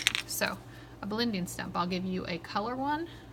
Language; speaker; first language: English; native; English